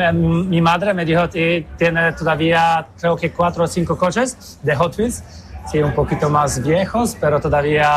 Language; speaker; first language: Spanish; non-native, learner; Polish